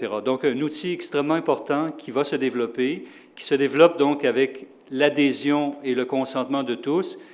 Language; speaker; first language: French; native; French